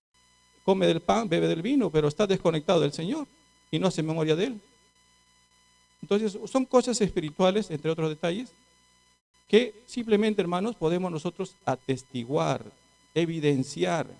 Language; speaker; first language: Spanish; native; Spanish